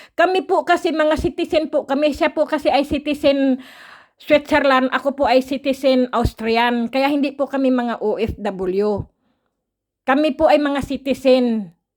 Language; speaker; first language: Filipino; native; Filipino